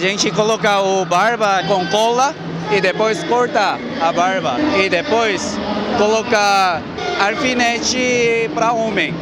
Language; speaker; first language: Portuguese; non-native, learner; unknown